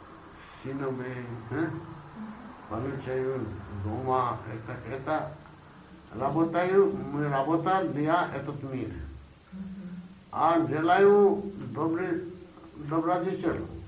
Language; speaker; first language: Russian; non-native, learner; Bangla